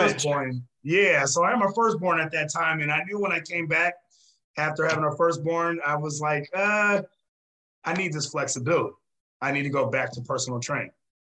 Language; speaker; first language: English; native; English